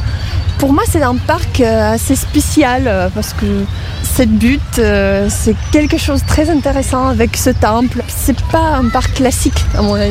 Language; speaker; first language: French; non-native, fluent; Russian